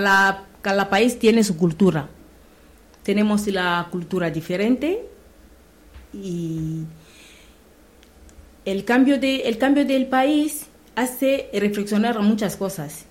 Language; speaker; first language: Spanish; non-native, learner; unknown